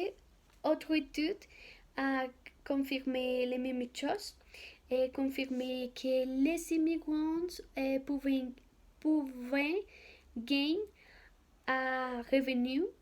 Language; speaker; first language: French; non-native, learner; Spanish